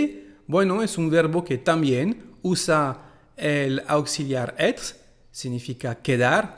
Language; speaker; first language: Spanish; non-native, fluent; French